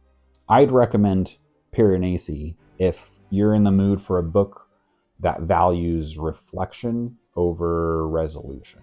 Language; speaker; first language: English; native; English